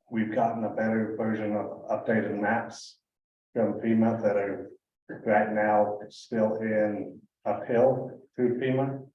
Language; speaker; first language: English; native; English